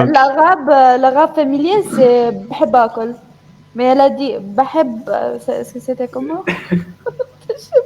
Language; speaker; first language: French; non-native, fluent; Arabic